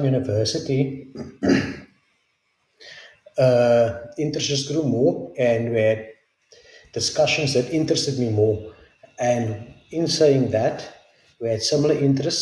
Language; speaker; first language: English; non-native, local second language; Afrikaans